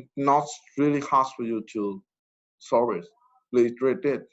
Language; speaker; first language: English; non-native, fluent; Vietnamese